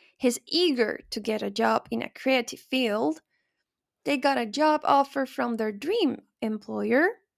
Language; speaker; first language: English; non-native, fluent; Spanish